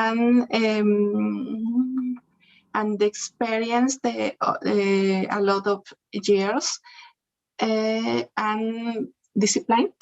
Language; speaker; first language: English; non-native, learner; Spanish